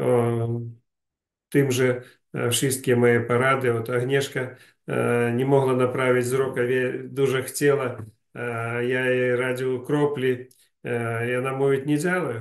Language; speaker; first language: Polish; non-native, learner; Ukrainian